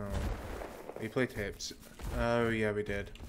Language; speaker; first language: English; native; English